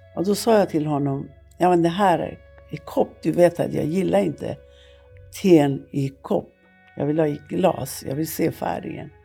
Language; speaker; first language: Swedish; non-native, fluent; Persian